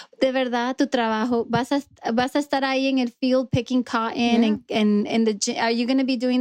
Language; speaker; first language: Spanish; early bilingual, heritage; Spanish